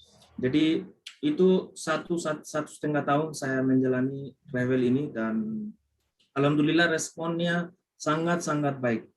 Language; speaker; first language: Indonesian; non-native, fluent; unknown